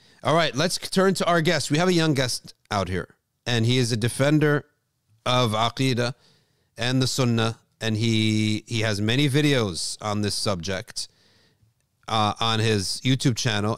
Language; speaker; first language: English; native; English